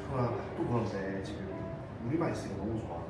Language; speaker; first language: Korean; native; Korean